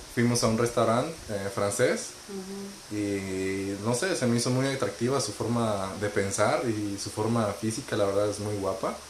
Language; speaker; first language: Spanish; native; Spanish